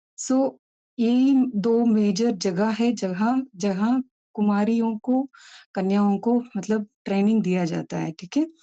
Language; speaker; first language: Hindi; non-native, local second language; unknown